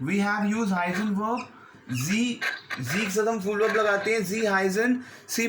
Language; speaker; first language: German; non-native, learner; Hindi